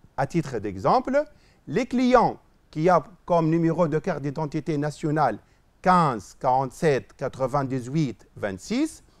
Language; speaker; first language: French; non-native, local second language; Arabic